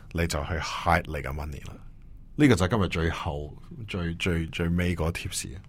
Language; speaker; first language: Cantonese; early bilingual, heritage; Cantonese